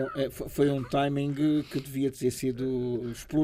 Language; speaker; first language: Portuguese; native; Portuguese